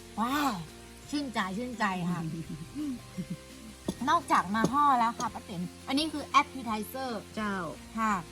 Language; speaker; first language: Thai; native; Thai